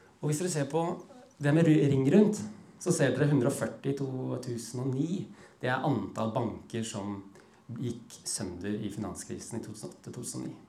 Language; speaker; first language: Norwegian; native; Norwegian